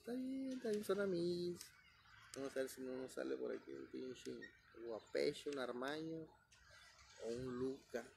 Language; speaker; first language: Spanish; native; Spanish